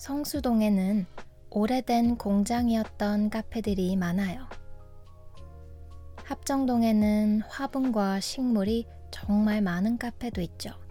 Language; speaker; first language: Korean; non-native, fluent; English